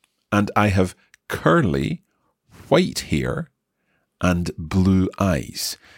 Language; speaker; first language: English; native; English